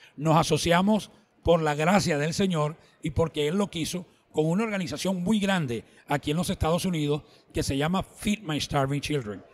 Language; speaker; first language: Spanish; native; Spanish